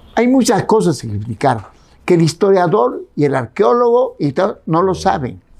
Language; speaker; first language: Spanish; native; Spanish